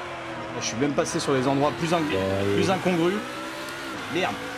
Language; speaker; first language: French; native; French